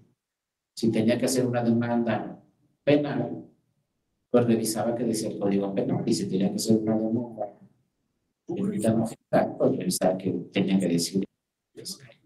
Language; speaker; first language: Spanish; native; Spanish